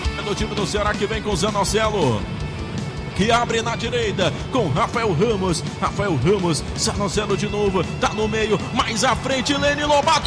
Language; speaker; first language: Portuguese; native; Portuguese